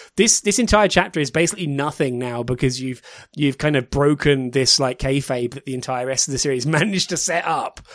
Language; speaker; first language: English; native; English